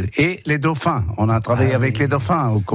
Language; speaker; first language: French; non-native, fluent; German